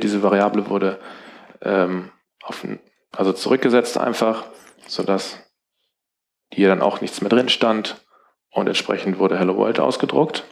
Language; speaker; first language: German; native; German